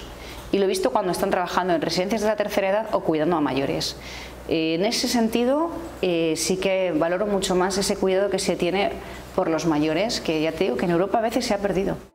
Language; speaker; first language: Spanish; native; Spanish